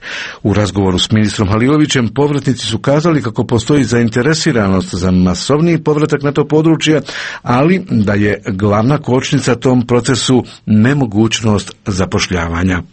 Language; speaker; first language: Croatian; native; Croatian